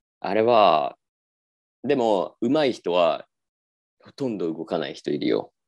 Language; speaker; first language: Japanese; native; Japanese